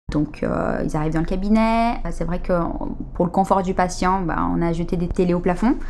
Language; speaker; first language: French; early bilingual, other home language; Portuguese